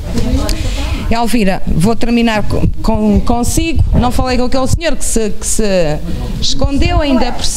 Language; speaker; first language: Portuguese; native; Portuguese